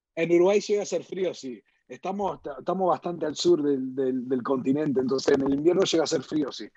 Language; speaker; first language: Spanish; early bilingual, heritage; Spanish